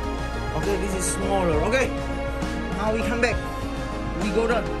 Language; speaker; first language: English; non-native, learner; Indonesian